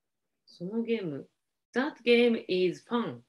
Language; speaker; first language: English; non-native, learner; Japanese